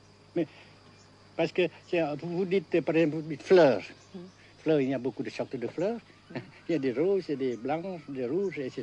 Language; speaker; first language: French; non-native, local second language; Vietnamese